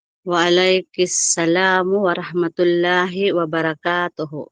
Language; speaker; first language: Arabic; non-native, learner; Filipino